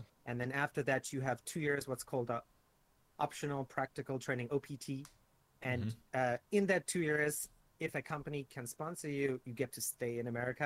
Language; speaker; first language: English; native; English